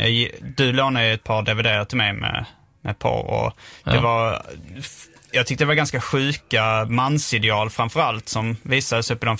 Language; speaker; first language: Swedish; native; Swedish